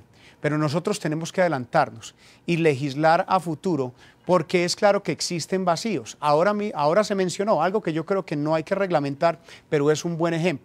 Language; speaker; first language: Spanish; native; Spanish